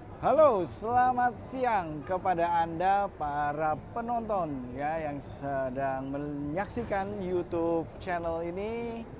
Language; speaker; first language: Indonesian; native; Indonesian